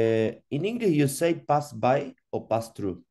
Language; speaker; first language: English; non-native, learner; Spanish